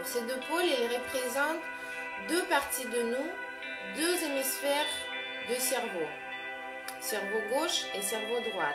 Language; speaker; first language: French; non-native, fluent; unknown